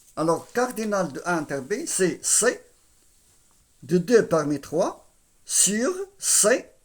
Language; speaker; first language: French; non-native, local second language; Arabic